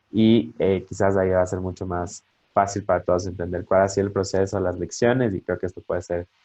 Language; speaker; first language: Spanish; native; Spanish